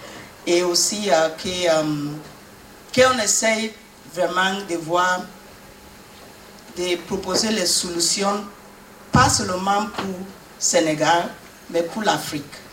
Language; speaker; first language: French; non-native, learner; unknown